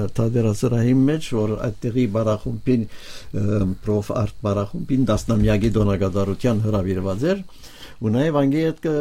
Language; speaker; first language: Armenian; native; Armenian